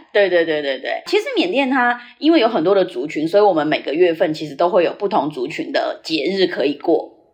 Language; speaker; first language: Chinese; early bilingual, heritage; Chinese